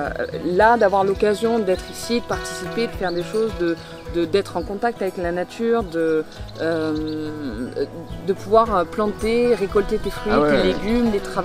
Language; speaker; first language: French; native; French